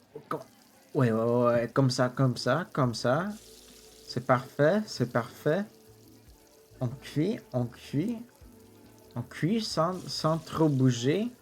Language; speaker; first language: French; non-native, local second language; English